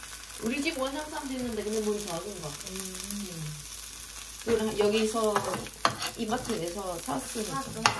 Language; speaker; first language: Korean; non-native, fluent; Vietnamese